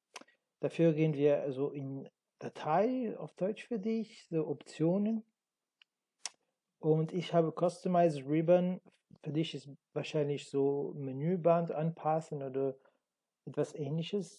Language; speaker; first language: German; non-native, learner; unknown